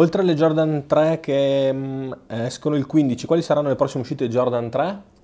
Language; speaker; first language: Italian; native; Italian